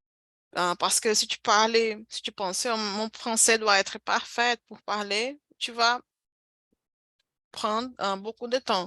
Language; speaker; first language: French; non-native, fluent; Portuguese